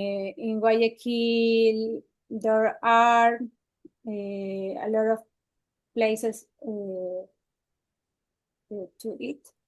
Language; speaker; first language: English; non-native, learner; Spanish